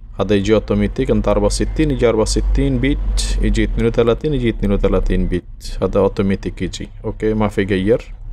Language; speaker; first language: Arabic; non-native, learner; Bangla